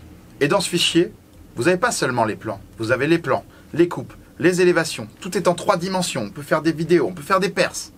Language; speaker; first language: French; native; French